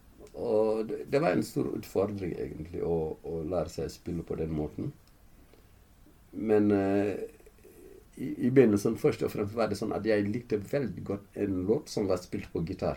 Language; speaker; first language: Norwegian; non-native, fluent; Fula